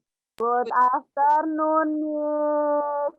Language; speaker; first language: English; non-native, learner; Indonesian